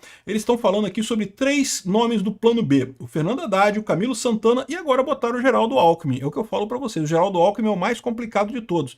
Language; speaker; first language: Portuguese; native; Portuguese